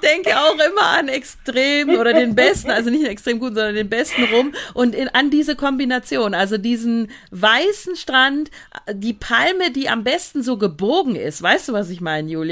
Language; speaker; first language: German; native; German